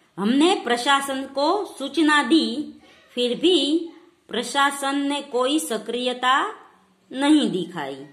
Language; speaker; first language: Hindi; non-native, local second language; Gujarati